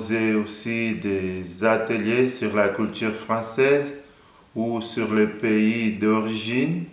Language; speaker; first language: French; non-native, fluent; Portuguese